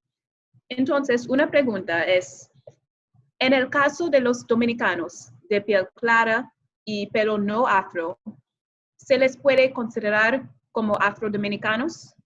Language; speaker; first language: Spanish; non-native, fluent; English